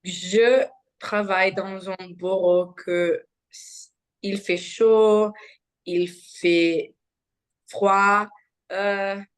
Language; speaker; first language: French; non-native, learner; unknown